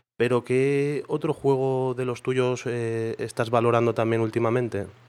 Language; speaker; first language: Spanish; non-native, local second language; Catalan